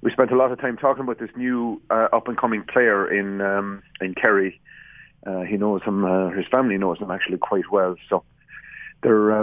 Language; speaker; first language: English; native; English